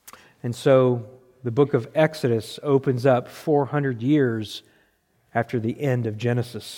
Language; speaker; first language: English; native; English